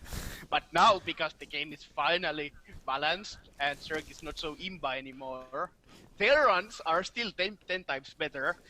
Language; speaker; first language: English; non-native, fluent; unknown